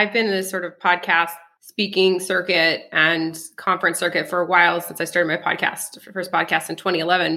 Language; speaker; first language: English; early bilingual, other home language; French